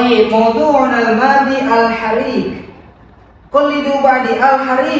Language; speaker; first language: Arabic; non-native, fluent; Indonesian